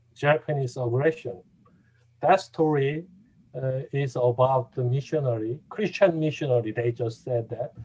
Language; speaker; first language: English; non-native, fluent; Korean